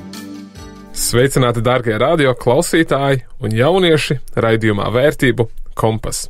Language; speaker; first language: Latvian; native; Latvian